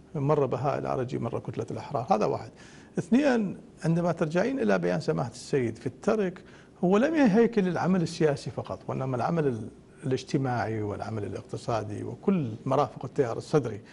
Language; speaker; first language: Arabic; native; Arabic